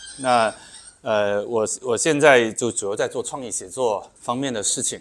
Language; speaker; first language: Chinese; native; Chinese